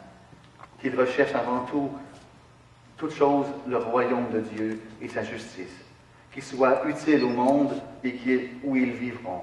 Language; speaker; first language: French; native; French